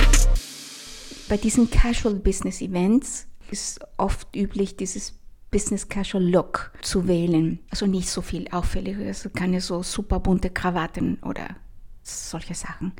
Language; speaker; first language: German; non-native, fluent; Spanish